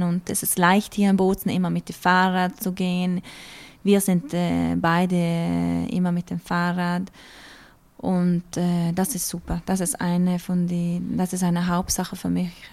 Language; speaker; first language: German; non-native, learner; Norwegian